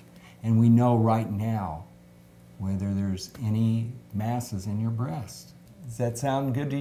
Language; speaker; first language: English; native; English